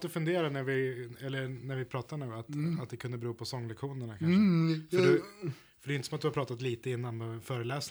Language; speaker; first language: Swedish; native; Swedish